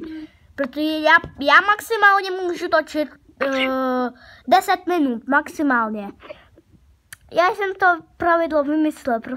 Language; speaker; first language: Czech; early bilingual, other home language; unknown